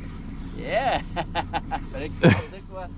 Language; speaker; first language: French; native; French